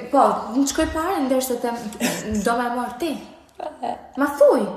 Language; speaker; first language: Albanian; early bilingual, heritage; Albanian